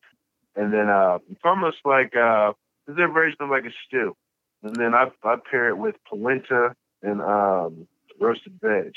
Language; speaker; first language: English; native; English